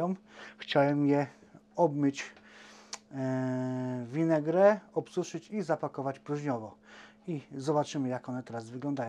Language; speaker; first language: Polish; native; Polish